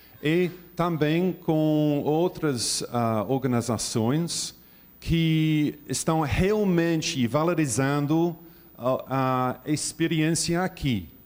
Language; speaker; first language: Portuguese; non-native, learner; English